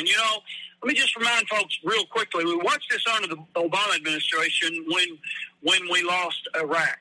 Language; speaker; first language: English; native; English